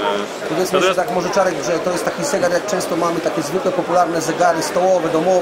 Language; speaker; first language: Polish; native; Polish